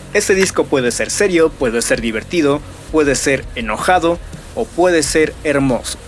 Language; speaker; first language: Spanish; native; Spanish